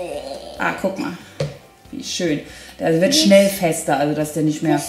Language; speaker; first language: German; native; German